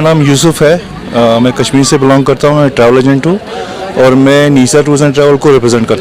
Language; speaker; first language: Hindi; non-native, local second language; Kashmiri